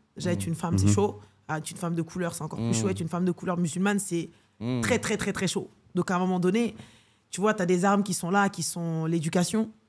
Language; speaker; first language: French; native; French